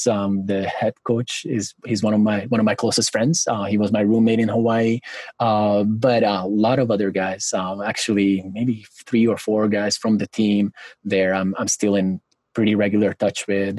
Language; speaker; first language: English; non-native, fluent; Hungarian